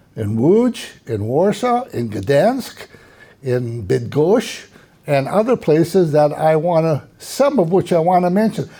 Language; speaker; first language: English; native; English